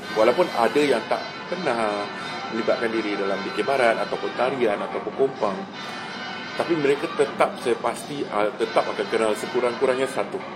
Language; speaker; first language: Malay; native; Malay